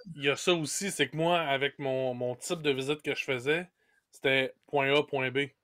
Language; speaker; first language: French; native; French